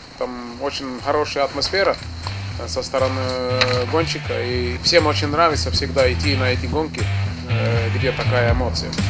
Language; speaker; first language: Russian; non-native, fluent; Estonian